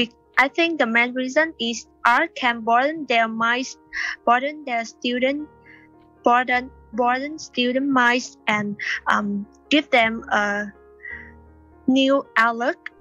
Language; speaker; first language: English; non-native, learner; Vietnamese